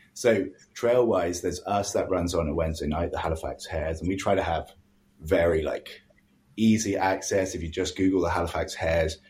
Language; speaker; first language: English; native; English